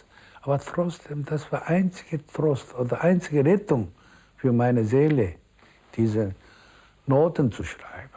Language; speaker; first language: German; non-native, fluent; Korean